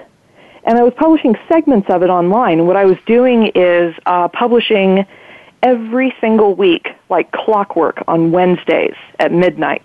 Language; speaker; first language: English; native; English